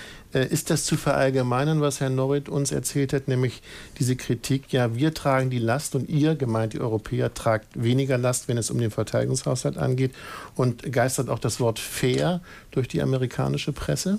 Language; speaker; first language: German; native; German